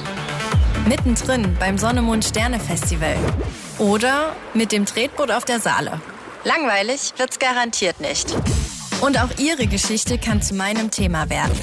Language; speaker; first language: German; native; German